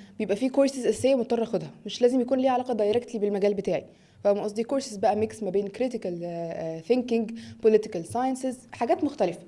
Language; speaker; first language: Egyptian Arabic; early bilingual, heritage; Arabic